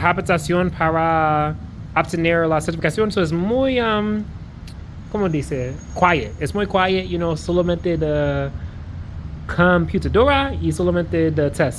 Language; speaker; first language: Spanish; non-native, learner; English